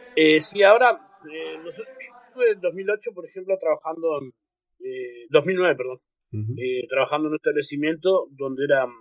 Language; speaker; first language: Spanish; native; Spanish